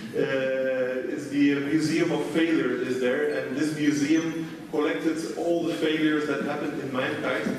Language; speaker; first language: English; non-native, fluent; Dutch